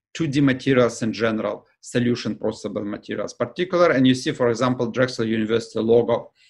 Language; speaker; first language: English; non-native, fluent; Ukrainian